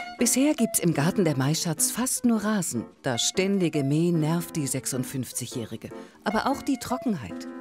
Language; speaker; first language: German; native; German